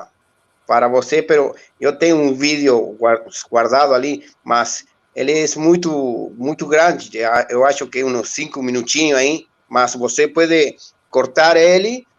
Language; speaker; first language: Portuguese; non-native, learner; Spanish